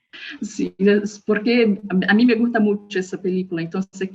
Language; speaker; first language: Spanish; non-native, learner; Portuguese